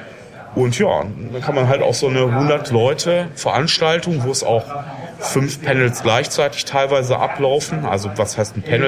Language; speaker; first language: German; native; German